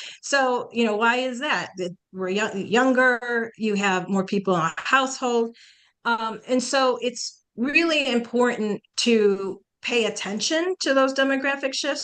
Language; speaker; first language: English; early bilingual, other home language; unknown